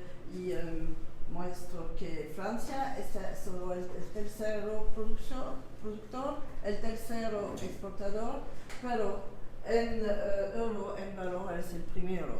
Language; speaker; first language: Spanish; non-native, learner; French